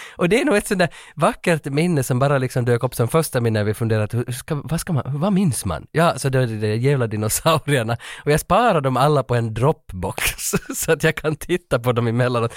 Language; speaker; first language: Swedish; native; Swedish